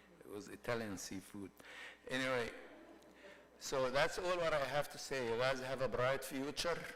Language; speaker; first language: English; non-native, fluent; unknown